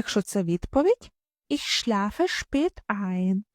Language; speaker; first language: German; non-native, fluent; Ukrainian